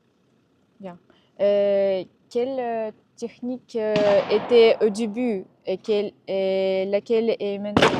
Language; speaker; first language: French; non-native, learner; Russian